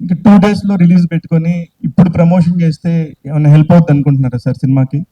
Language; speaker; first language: Telugu; native; Telugu